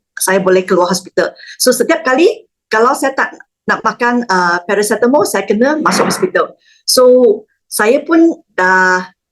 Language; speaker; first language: Malay; non-native, local second language; Chinese